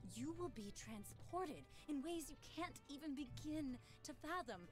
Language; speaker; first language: English; non-native, fluent; Romanian